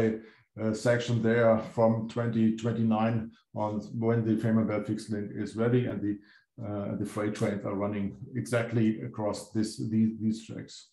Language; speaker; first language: English; non-native, fluent; German